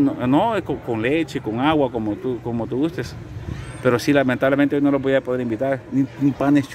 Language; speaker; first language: Spanish; native; Spanish